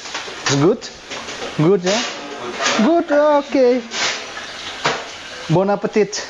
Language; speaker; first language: English; non-native, learner; Indonesian